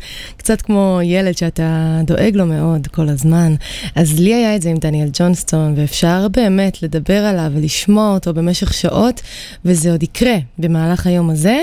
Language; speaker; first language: Hebrew; native; Hebrew